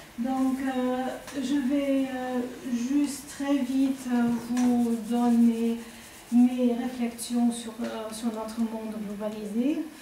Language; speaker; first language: French; non-native, fluent; German